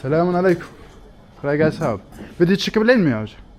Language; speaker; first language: Turkish; non-native, learner; Arabic